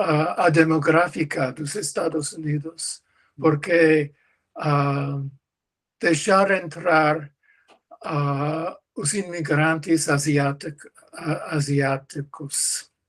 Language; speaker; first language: Portuguese; non-native, learner; English